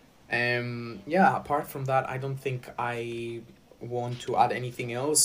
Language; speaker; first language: English; non-native, fluent; Greek